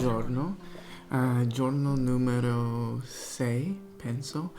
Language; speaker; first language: Italian; non-native, learner; English